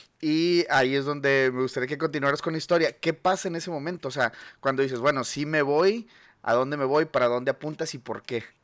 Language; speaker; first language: Spanish; native; Spanish